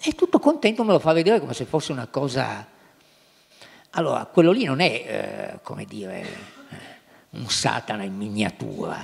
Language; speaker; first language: Italian; native; Italian